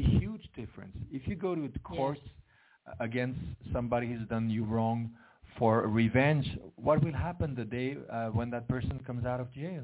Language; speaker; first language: English; non-native, fluent; French